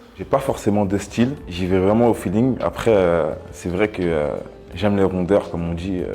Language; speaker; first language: French; native; French